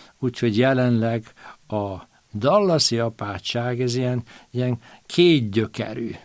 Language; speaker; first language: Hungarian; native; Hungarian